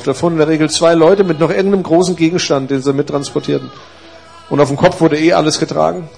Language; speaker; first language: German; native; German